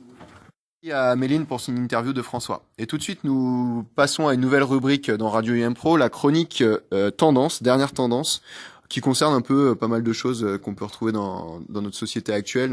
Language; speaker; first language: French; native; French